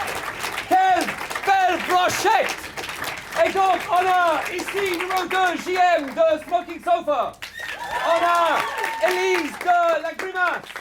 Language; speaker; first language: French; native; French